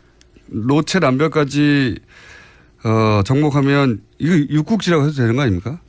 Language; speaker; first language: Korean; native; Korean